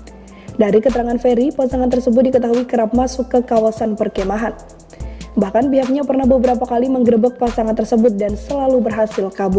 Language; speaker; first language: Indonesian; native; Indonesian